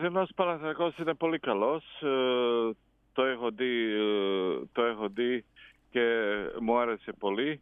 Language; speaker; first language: Greek; non-native, fluent; Croatian